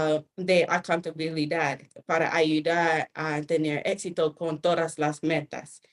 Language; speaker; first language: Spanish; non-native, fluent; English